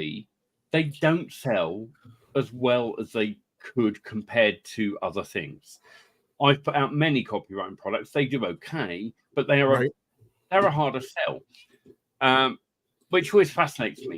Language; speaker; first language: English; native; English